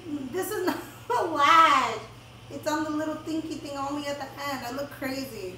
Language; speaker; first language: English; early bilingual, other home language; Spanish